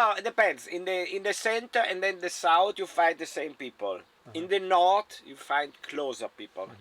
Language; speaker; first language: English; non-native, learner; German